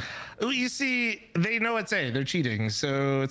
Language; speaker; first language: English; native; English